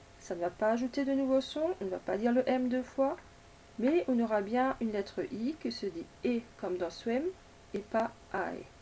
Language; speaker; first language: French; native; French